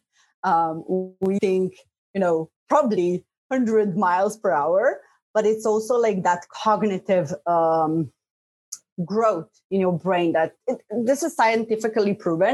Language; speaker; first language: English; non-native, fluent; Bosnian